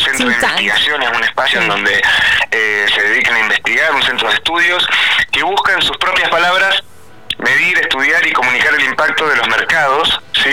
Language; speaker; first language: Spanish; native; Spanish